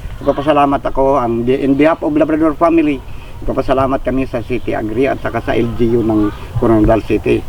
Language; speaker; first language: Filipino; non-native, local second language; Hiligaynon